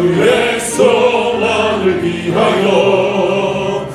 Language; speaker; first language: Korean; native; Korean